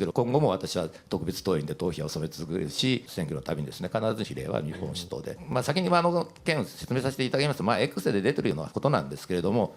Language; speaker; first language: Japanese; native; Japanese